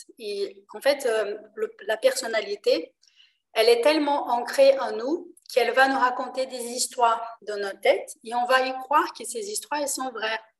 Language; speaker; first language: French; non-native, fluent; Portuguese